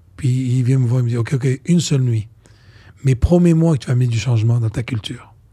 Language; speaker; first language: French; non-native, local second language; Arabic